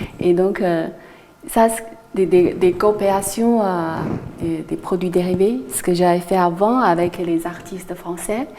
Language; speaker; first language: French; non-native, fluent; Chinese